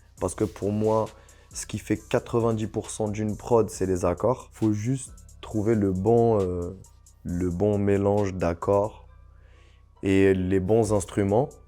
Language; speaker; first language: French; non-native, local second language; Arabic